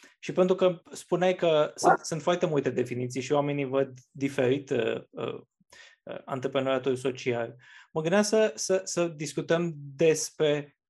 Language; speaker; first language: Romanian; native; Romanian